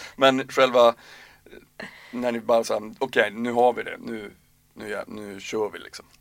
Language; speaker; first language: Swedish; native; Swedish